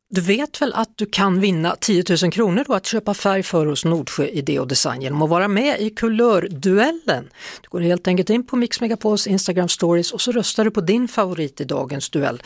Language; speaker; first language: Swedish; native; Swedish